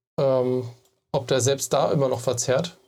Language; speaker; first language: German; native; German